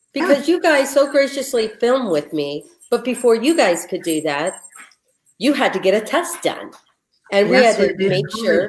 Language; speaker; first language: English; native; English